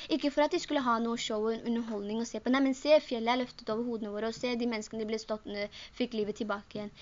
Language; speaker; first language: Norwegian; early bilingual, other home language; Urdu